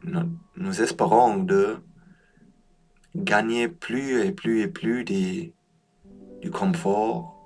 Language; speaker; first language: French; non-native, fluent; German